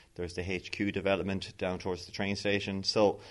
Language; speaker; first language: English; native; English